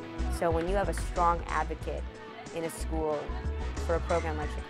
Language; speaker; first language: English; native; English